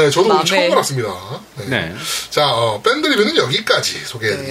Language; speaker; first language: Korean; native; Korean